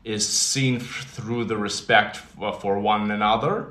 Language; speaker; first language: English; non-native, fluent; Ukrainian